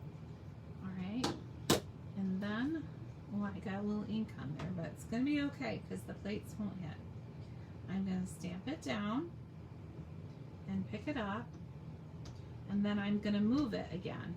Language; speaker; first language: English; native; English